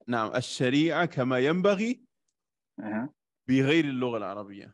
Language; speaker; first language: Arabic; non-native, fluent; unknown